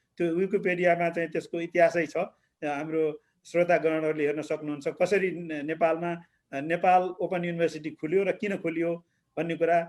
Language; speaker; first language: Nepali; native; Nepali